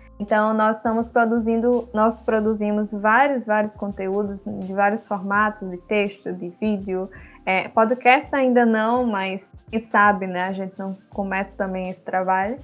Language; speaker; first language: Portuguese; early bilingual, other home language; Upper Guinea Crioulo